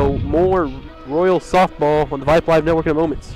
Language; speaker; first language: English; native; English